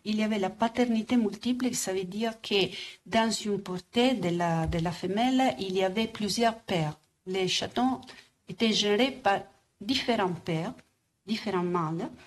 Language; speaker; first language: French; non-native, fluent; Italian